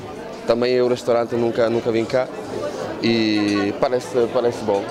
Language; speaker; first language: Portuguese; non-native, fluent; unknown